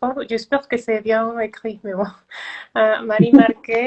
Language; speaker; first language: French; non-native, fluent; Spanish